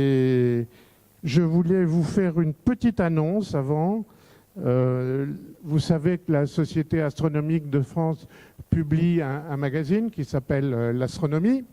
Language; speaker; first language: French; native; French